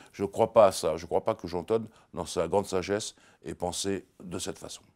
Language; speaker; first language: French; native; French